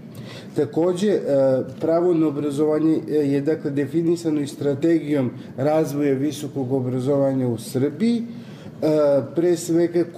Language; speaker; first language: Serbian; native; Serbian